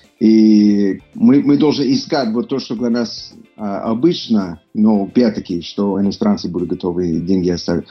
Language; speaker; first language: Russian; non-native, fluent; English